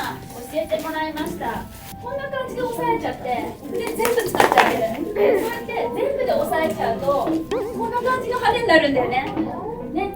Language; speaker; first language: Japanese; native; Japanese